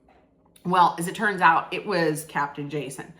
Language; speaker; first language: English; native; English